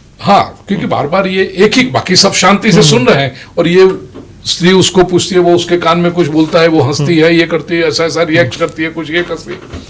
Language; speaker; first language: Hindi; non-native, local second language; Gujarati